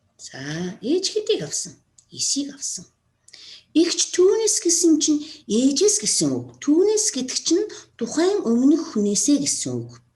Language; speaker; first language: Mongolian; non-native, local second language; Kazakh